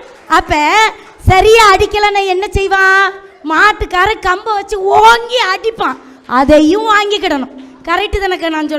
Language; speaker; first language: Tamil; native; Tamil